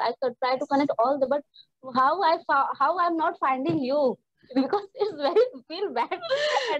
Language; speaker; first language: English; non-native, learner; Hindi